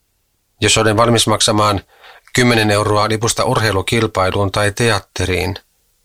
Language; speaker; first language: Finnish; native; Finnish